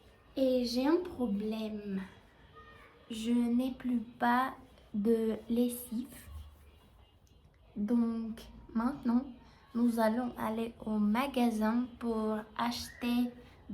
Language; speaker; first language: French; non-native, learner; Russian